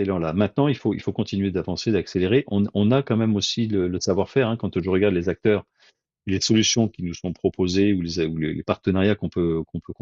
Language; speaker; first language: French; native; French